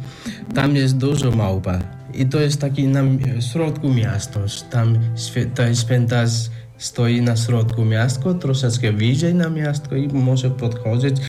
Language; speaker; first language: Polish; non-native, learner; Nepali